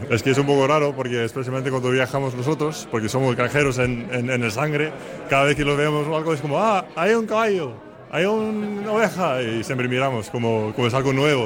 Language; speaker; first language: Spanish; non-native, fluent; Icelandic